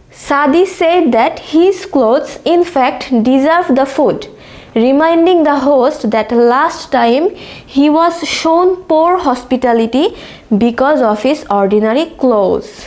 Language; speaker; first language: English; non-native, local second language; Bangla